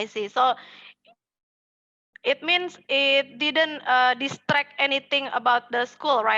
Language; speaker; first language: English; non-native, fluent; Indonesian